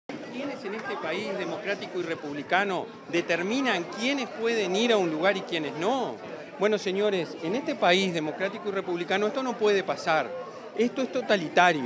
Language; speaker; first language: Spanish; native; Spanish